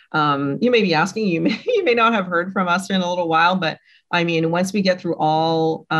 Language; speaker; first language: English; non-native, fluent; French